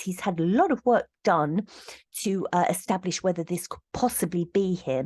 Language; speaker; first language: English; native; English